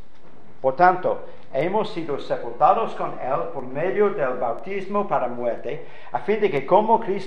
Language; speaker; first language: Spanish; non-native, fluent; English